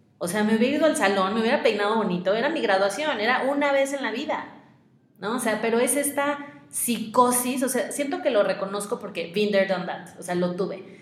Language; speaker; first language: Spanish; native; Spanish